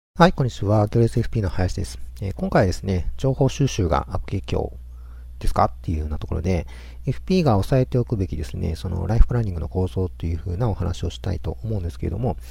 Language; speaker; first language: Japanese; native; Japanese